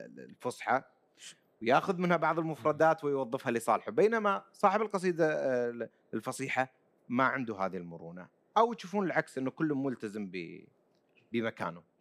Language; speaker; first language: Arabic; native; Arabic